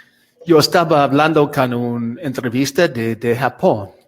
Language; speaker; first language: Spanish; non-native, learner; English